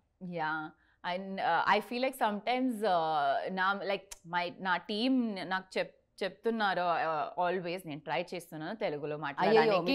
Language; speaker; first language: Telugu; non-native, learner; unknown